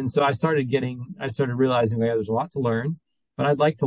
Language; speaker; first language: English; native; English